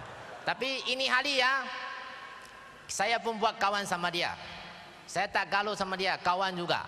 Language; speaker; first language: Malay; non-native, local second language; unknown